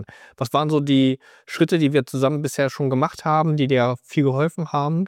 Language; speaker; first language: German; native; German